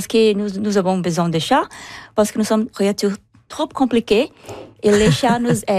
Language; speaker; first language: French; non-native, learner; Portuguese